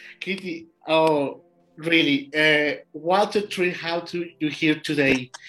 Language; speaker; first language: English; non-native, learner; Spanish